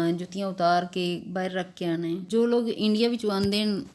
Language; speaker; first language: Punjabi; non-native, local second language; Hindi